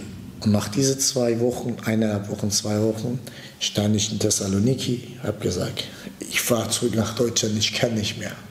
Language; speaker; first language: German; early bilingual, other home language; Turkish